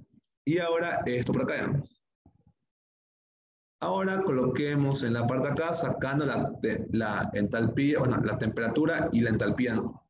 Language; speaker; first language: Spanish; native; Spanish